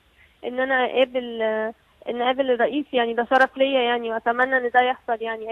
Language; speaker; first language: Arabic; native; Arabic